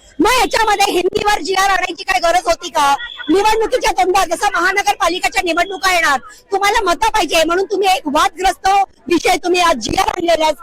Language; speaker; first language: Marathi; native; Marathi